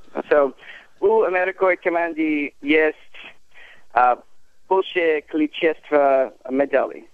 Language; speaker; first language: Russian; non-native, learner; English